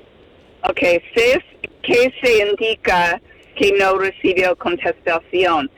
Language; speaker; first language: Spanish; non-native, fluent; English